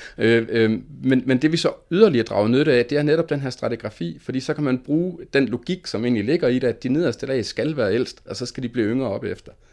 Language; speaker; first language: Danish; native; Danish